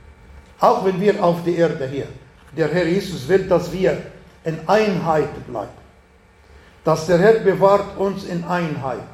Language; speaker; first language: German; non-native, learner; Arabic